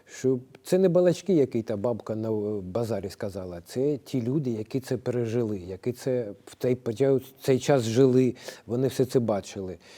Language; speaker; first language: Ukrainian; non-native, local second language; Russian